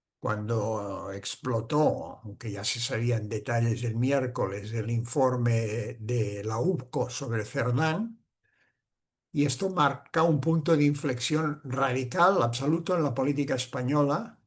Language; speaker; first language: Spanish; non-native, local second language; Catalan